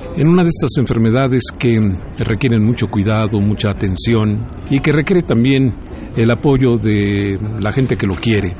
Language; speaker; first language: Spanish; native; Spanish